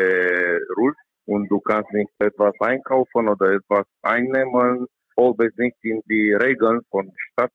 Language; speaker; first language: German; non-native, learner; Romanian